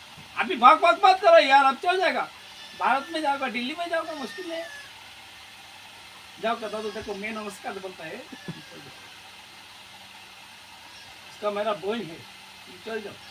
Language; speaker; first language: Hindi; non-native, learner; Bangla